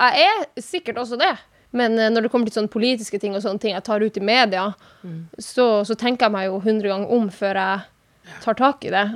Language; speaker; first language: Norwegian; non-native, local second language; Northern Sami